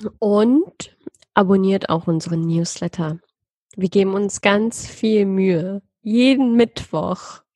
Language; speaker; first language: German; early bilingual, other home language; Persian